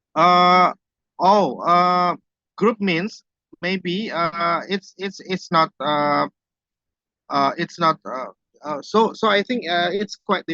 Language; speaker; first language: English; non-native, fluent; Indonesian